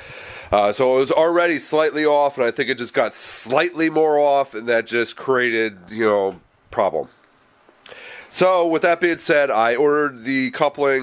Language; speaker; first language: English; native; English